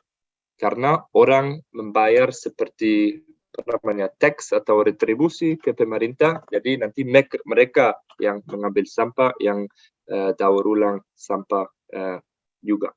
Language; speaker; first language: Indonesian; non-native, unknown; German